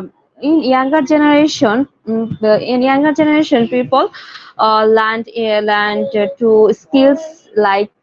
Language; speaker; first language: English; non-native, learner; Bangla